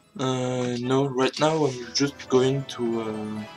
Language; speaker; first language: English; non-native, learner; French